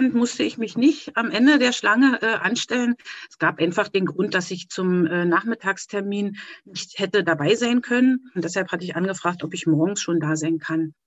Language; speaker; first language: German; native; German